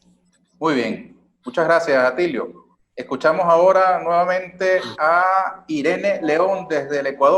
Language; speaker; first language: Spanish; native; Spanish